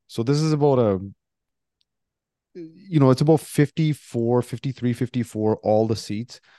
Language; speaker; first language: Punjabi; early bilingual, heritage; Punjabi